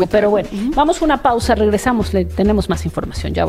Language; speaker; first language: Spanish; native; Spanish